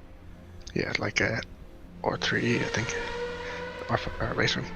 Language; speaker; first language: English; native; English